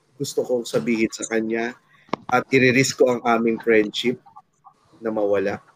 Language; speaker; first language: Filipino; native; Filipino